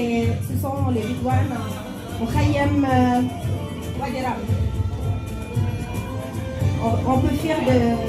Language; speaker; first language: French; non-native, learner; Arabic